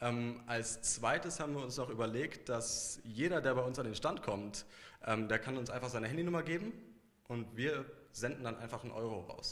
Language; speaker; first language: German; native; German